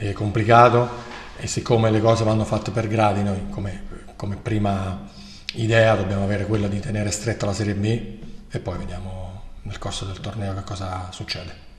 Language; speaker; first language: Italian; native; Italian